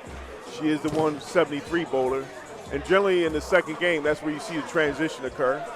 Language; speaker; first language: English; native; English